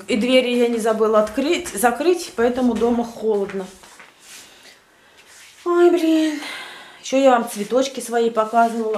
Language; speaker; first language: Russian; native; Russian